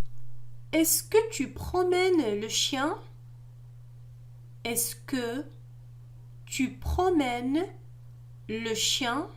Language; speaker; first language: French; non-native, local second language; Arabic